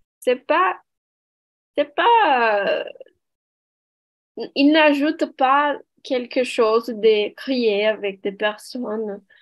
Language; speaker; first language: French; non-native, learner; Portuguese